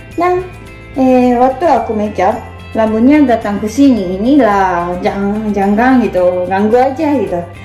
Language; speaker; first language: Indonesian; non-native, learner; Japanese